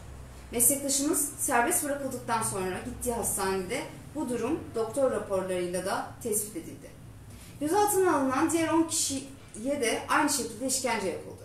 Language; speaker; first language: Turkish; native; Turkish